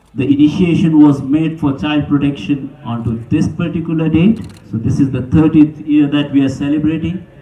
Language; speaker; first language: English; non-native, local second language; Nepali